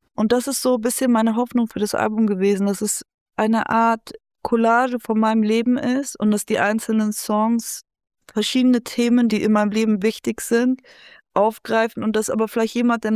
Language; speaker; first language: German; early bilingual, other home language; Turkish